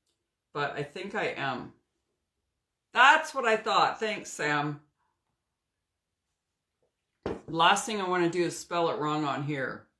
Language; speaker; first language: English; native; English